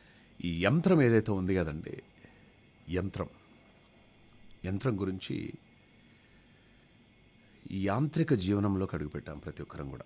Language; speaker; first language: Telugu; native; Telugu